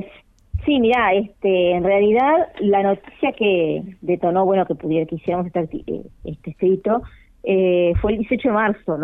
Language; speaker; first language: Spanish; native; Spanish